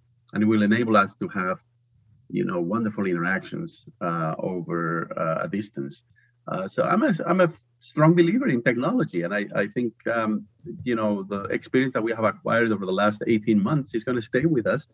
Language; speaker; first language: English; non-native, fluent; Spanish